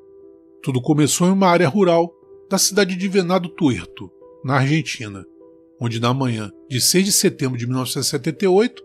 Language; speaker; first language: Portuguese; native; Portuguese